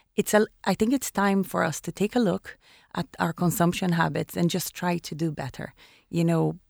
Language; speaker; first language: English; non-native, fluent; Portuguese